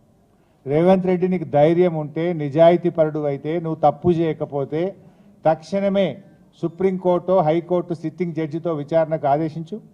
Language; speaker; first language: Telugu; native; Telugu